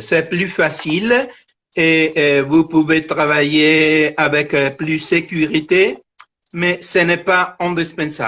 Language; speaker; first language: French; non-native, fluent; Italian